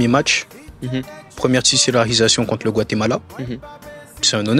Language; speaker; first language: French; native; French